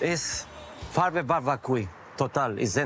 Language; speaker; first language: German; non-native, learner; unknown